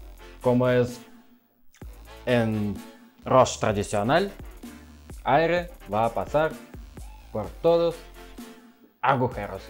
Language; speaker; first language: Spanish; non-native, learner; Russian